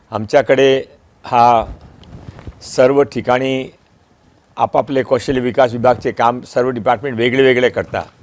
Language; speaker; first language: Marathi; non-native, local second language; Maranao